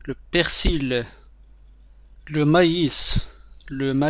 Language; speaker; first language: French; non-native, fluent; Arabic